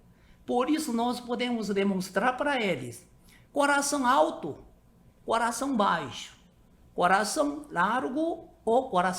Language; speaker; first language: Portuguese; non-native, learner; Korean